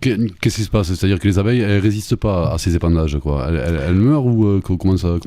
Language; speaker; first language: French; native; French